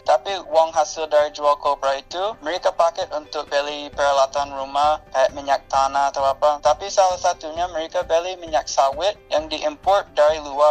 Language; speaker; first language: Indonesian; non-native, fluent; English